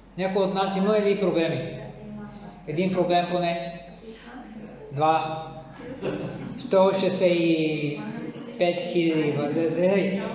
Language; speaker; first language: Bulgarian; non-native, fluent; English